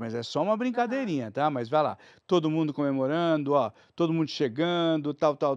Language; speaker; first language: Portuguese; native; Portuguese